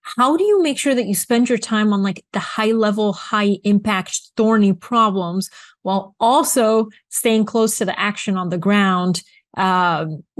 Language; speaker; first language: English; early bilingual, other home language; Bulgarian